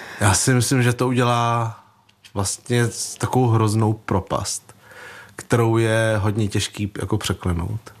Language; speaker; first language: Czech; early bilingual, other home language; Vietnamese